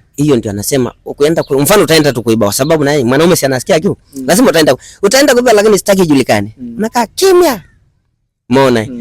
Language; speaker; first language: Swahili; non-native, local second language; Masai